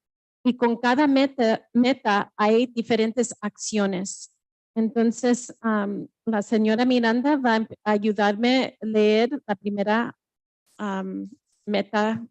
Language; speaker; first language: Spanish; early bilingual, heritage; Spanish